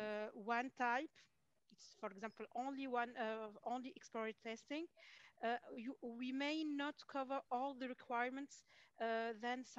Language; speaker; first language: English; non-native, fluent; Arabic